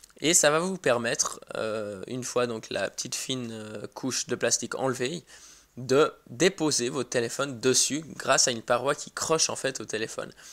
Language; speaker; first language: French; native; French